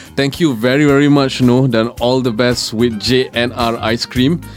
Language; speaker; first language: English; non-native, local second language; Malay